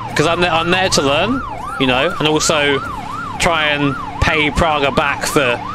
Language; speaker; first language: English; native; English